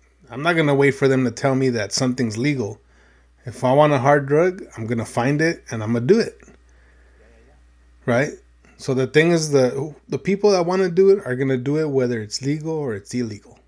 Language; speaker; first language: English; early bilingual, other home language; Spanish